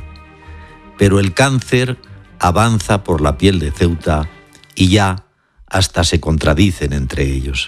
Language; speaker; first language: Spanish; native; Spanish